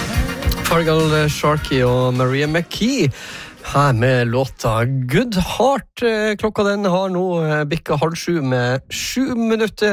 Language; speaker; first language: Norwegian; native; Norwegian